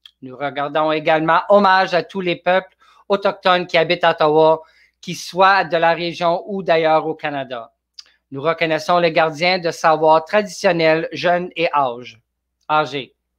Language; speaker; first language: French; non-native, learner; English